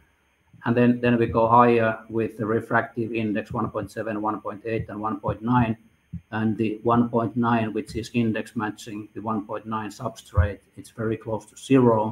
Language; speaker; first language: English; non-native, fluent; Finnish